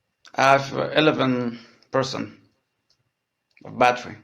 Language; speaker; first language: English; non-native, learner; French